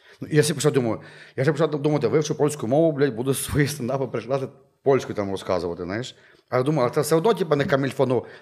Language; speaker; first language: Ukrainian; native; Ukrainian